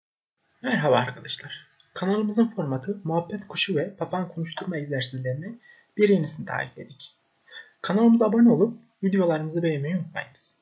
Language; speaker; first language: Turkish; native; Turkish